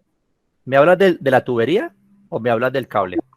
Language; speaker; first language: Spanish; native; Spanish